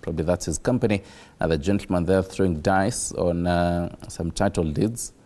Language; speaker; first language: English; non-native, local second language; Swahili